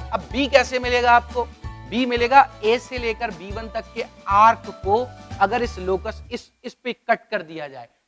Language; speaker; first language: Hindi; native; Hindi